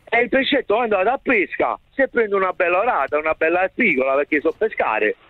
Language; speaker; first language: Italian; native; Italian